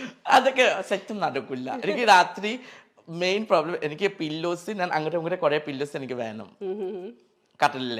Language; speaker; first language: Malayalam; non-native, local second language; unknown